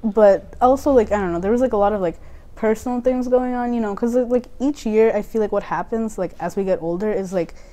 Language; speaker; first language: English; native; English